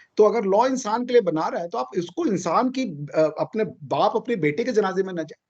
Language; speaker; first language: Hindi; native; Hindi